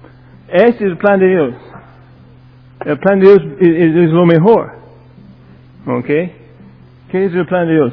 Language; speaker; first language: Spanish; non-native, fluent; English